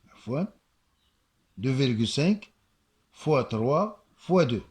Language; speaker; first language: French; non-native, local second language; Arabic